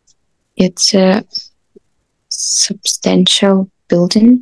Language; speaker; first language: English; non-native, learner; Russian